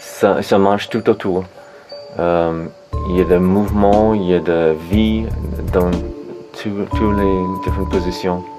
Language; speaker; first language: French; non-native, fluent; English